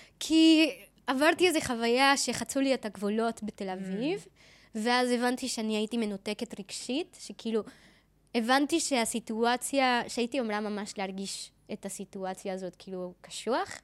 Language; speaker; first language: Hebrew; non-native, fluent; Spanish